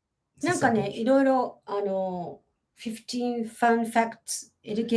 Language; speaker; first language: Japanese; native; Japanese